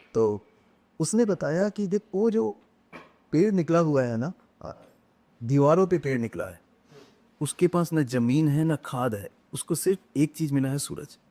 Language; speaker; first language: Hindi; native; Hindi